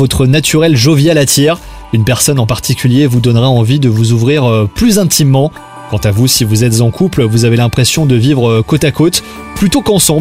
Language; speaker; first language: French; native; French